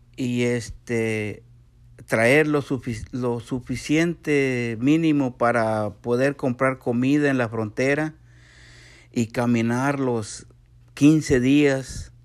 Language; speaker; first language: Spanish; native; Spanish